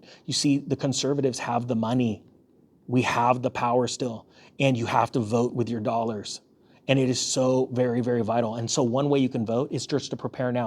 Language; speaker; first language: English; native; English